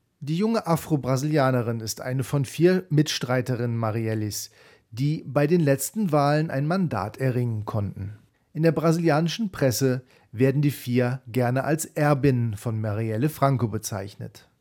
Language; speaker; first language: German; native; German